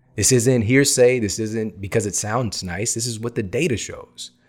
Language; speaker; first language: English; native; English